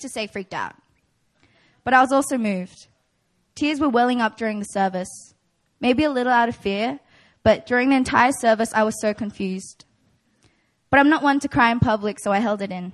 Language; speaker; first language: English; native; English